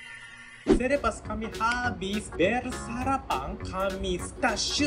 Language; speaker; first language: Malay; non-native, learner; Japanese